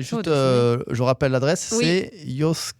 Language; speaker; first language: French; native; French